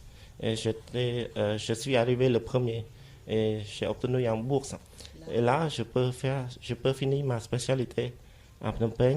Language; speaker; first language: French; non-native, fluent; Khmer